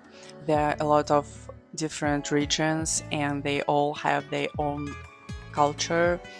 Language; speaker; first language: English; non-native, fluent; Georgian